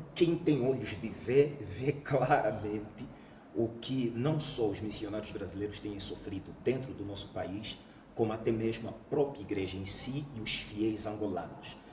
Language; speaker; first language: Portuguese; native; Portuguese